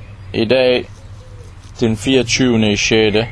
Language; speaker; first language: Danish; non-native, local second language; Arabic